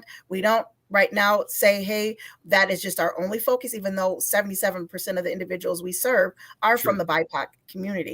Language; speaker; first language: English; native; English